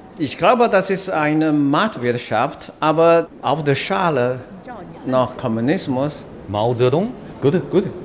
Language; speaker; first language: German; non-native, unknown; Chinese